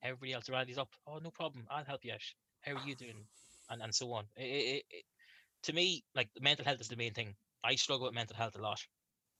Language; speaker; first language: English; native; English